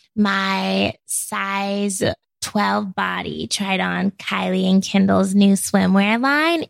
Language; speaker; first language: English; native; English